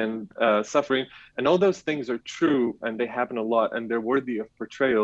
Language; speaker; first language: English; non-native, fluent; Arabic